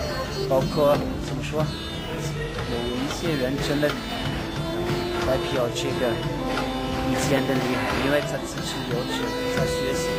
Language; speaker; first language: Chinese; non-native, fluent; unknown